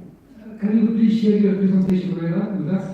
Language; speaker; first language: English; non-native, fluent; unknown